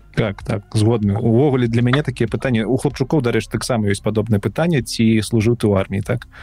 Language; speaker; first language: Belarusian; non-native, local second language; Russian